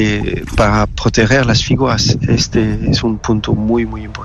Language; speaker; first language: Spanish; non-native, fluent; French